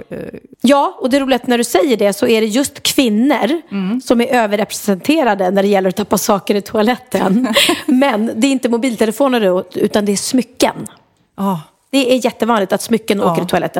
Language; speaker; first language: Swedish; native; Swedish